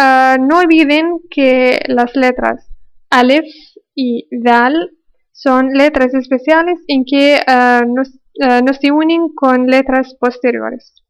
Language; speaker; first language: Spanish; non-native, fluent; Arabic